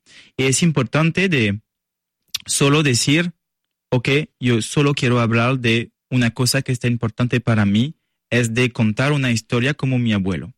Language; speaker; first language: Spanish; non-native, learner; French